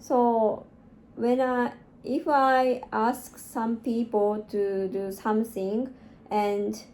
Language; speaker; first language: English; non-native, learner; Japanese